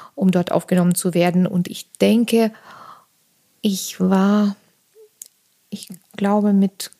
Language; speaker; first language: German; non-native, fluent; Armenian